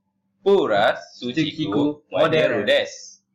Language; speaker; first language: Japanese; non-native, learner; Malay